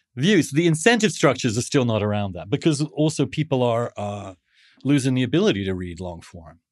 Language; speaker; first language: English; native; English